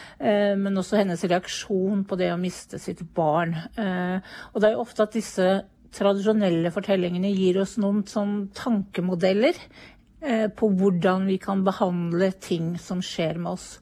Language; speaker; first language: Norwegian; native; Norwegian